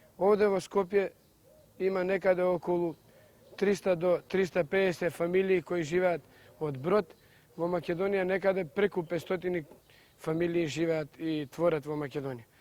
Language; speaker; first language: Macedonian; native; Macedonian